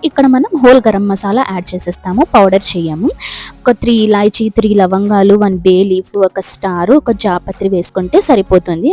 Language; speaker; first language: Telugu; non-native, local second language; Urdu